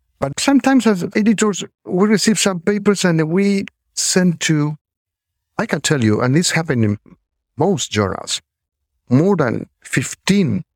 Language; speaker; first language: English; non-native, fluent; Spanish